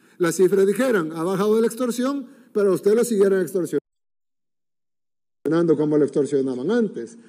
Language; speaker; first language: Spanish; native; Spanish